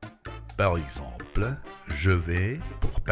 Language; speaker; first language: French; non-native, fluent; Russian